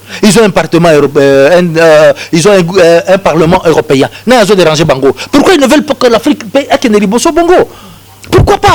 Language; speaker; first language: French; non-native, local second language; Lingala